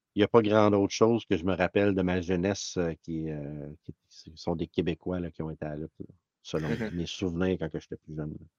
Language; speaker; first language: French; native; French